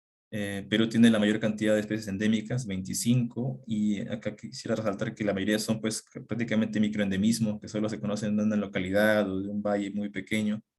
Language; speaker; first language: Spanish; native; Spanish